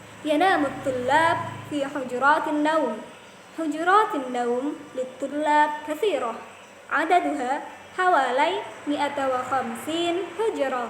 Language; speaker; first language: Arabic; non-native, fluent; Indonesian